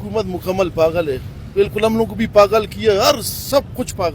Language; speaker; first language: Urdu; non-native, local second language; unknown